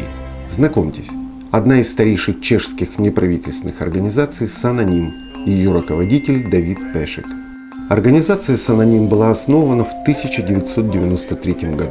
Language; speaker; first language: Russian; native; Russian